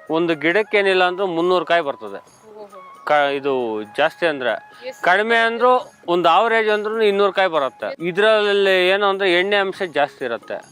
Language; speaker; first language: Kannada; native; Kannada